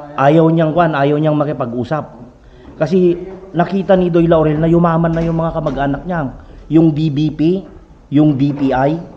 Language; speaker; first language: Filipino; native; Filipino